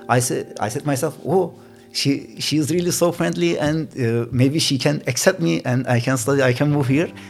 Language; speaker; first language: English; non-native, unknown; Turkish